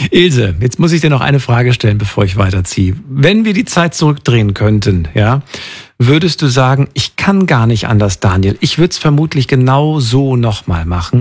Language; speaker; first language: German; native; German